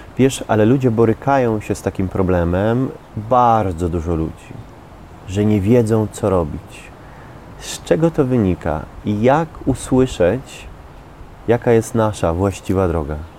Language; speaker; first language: Polish; native; Polish